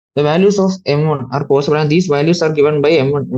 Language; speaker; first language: English; non-native, local second language; Malayalam